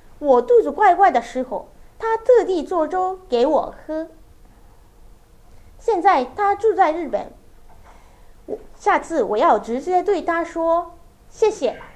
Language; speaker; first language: Chinese; non-native, learner; Japanese